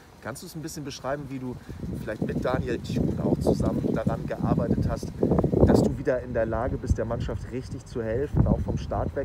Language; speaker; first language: German; native; German